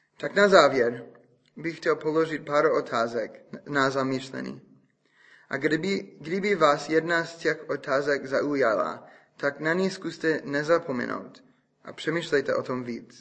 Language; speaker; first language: Czech; non-native, fluent; English